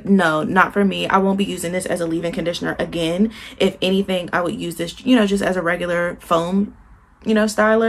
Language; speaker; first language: English; native; English